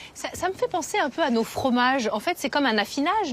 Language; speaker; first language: French; native; French